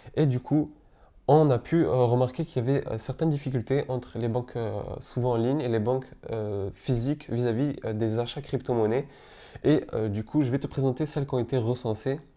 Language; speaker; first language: French; native; French